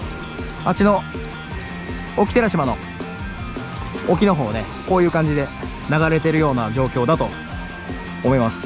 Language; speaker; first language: Japanese; native; Japanese